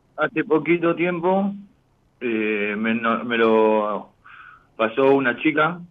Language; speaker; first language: Spanish; native; Spanish